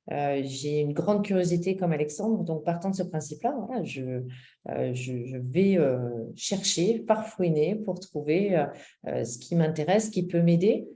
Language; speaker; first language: French; native; French